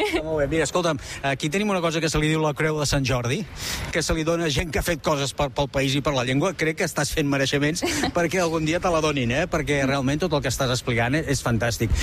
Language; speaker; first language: Catalan; native; Catalan